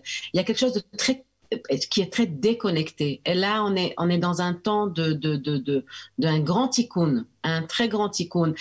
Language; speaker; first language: French; early bilingual, heritage; French